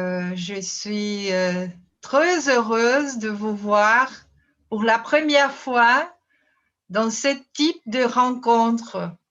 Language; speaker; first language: French; non-native, fluent; Portuguese